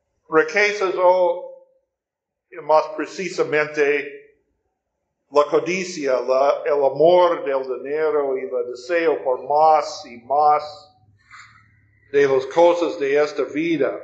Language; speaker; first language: Spanish; non-native, fluent; English